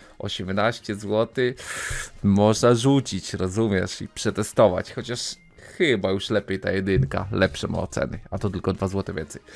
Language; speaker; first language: Polish; native; Polish